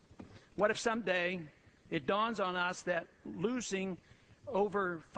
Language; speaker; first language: English; native; English